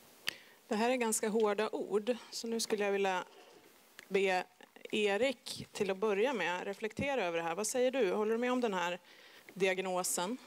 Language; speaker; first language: Swedish; native; Swedish